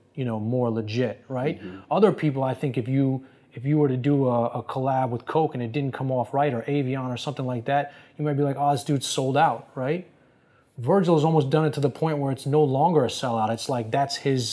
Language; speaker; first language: English; native; English